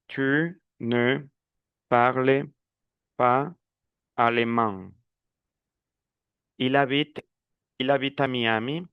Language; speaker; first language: French; non-native, fluent; Spanish